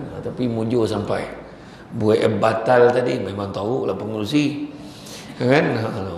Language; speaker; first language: Malay; native; Malay